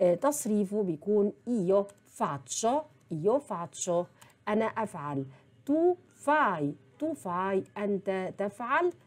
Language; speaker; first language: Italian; non-native, fluent; Arabic